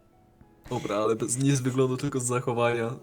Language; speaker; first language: Polish; early bilingual, heritage; Polish